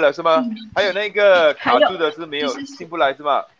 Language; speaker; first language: Chinese; native; Chinese